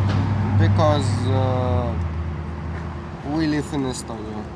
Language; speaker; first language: English; non-native, learner; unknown